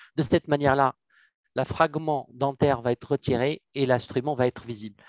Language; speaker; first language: French; non-native, local second language; Arabic